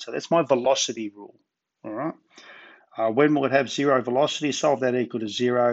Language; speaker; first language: English; native; English